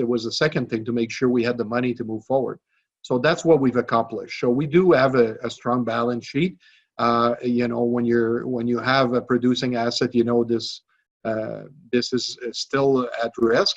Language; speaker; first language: English; non-native, local second language; French